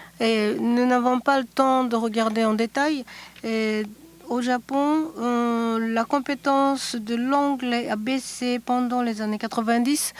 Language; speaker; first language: French; non-native, fluent; Japanese